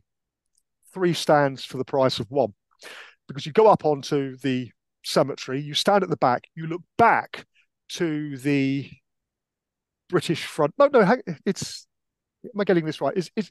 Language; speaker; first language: English; native; English